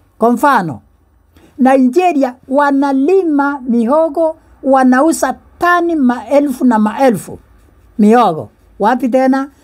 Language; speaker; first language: Swahili; non-native, local second language; Meru